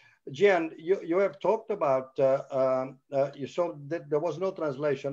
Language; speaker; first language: English; non-native, fluent; Portuguese